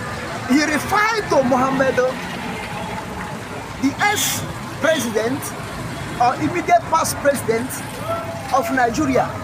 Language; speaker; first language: English; non-native, local second language; Igbo